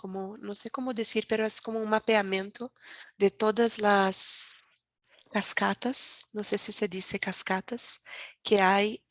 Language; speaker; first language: Spanish; non-native, learner; Portuguese